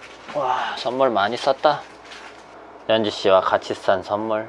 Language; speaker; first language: Korean; native; Korean